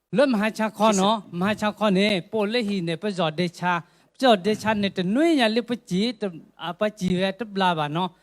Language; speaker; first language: Thai; non-native, local second language; S'gaw Karen